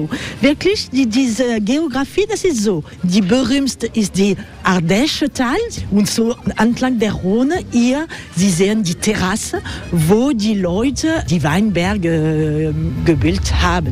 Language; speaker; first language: German; non-native, learner; French